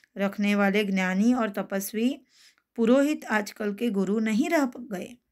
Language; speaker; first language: Hindi; non-native, local second language; Gujarati